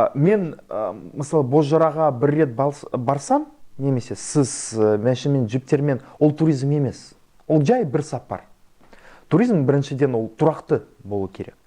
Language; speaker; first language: Kazakh; non-native, local second language; Russian